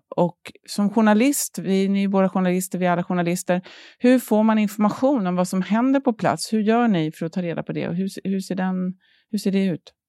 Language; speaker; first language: Swedish; native; Swedish